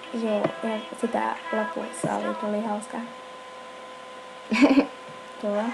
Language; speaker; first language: Finnish; early bilingual, heritage; Finnish